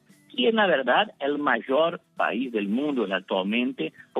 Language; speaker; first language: Spanish; non-native, fluent; Portuguese